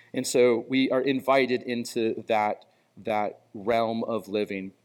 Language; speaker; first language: English; native; English